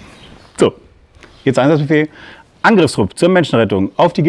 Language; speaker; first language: German; native; German